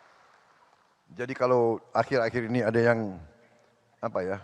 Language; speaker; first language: Indonesian; native; Indonesian